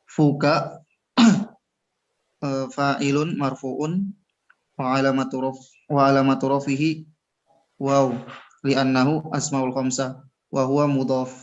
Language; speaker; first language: Arabic; non-native, learner; Indonesian